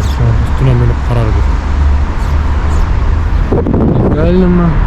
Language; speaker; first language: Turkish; non-native, learner; Bashkir